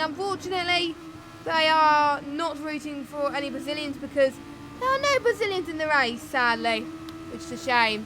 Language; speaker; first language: English; native; English